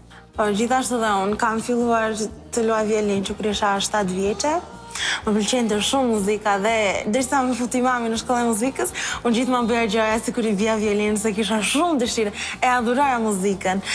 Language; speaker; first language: Albanian; early bilingual, other home language; English